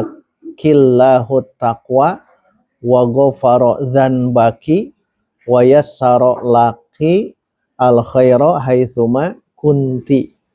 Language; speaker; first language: Arabic; non-native, fluent; Indonesian